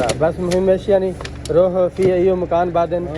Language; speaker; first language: Arabic; non-native, learner; Urdu